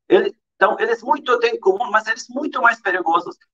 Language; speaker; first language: Portuguese; non-native, fluent; Arabic